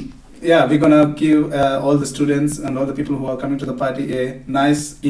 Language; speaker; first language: English; non-native, local second language; Telugu